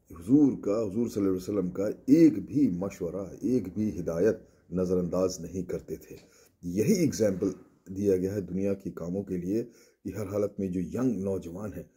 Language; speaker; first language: Urdu; native; Urdu